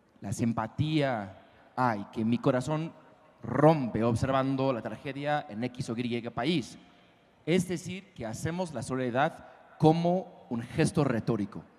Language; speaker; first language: Spanish; non-native, fluent; English